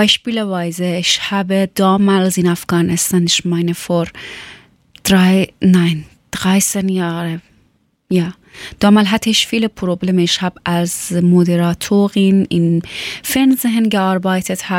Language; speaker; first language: German; non-native, fluent; Persian